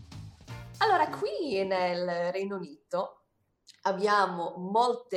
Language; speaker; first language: Italian; non-native, fluent; English